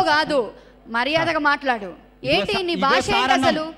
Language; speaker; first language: Telugu; native; Telugu